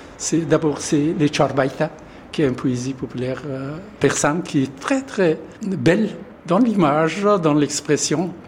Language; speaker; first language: French; non-native, fluent; Pashto